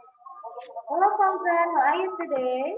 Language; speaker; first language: English; non-native, fluent; Indonesian